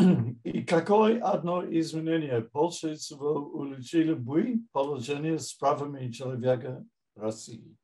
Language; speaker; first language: Russian; non-native, fluent; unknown